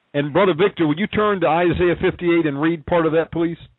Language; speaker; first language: English; native; English